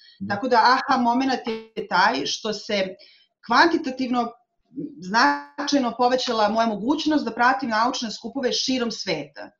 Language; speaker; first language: Serbian; native; Serbian